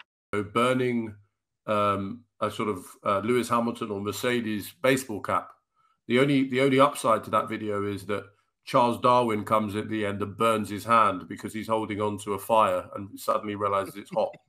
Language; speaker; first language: English; native; English